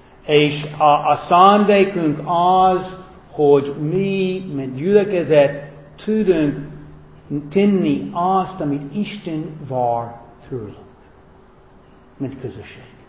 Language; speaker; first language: Hungarian; non-native, fluent; English